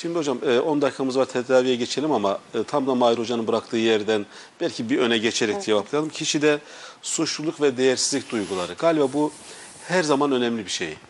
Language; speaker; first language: Turkish; native; Turkish